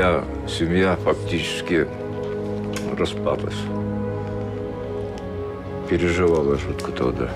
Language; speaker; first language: Russian; native; Russian